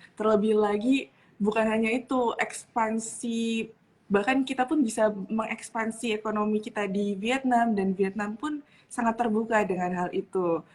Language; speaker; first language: Indonesian; native; Indonesian